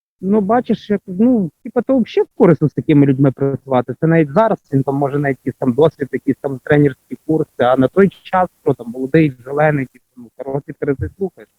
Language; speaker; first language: Ukrainian; native; Ukrainian